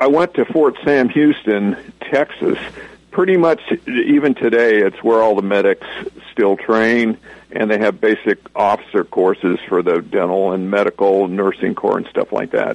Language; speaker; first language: English; native; English